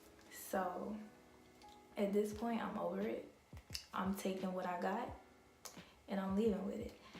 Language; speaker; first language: English; native; English